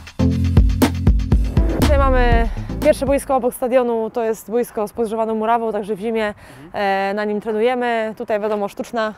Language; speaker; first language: Polish; native; Polish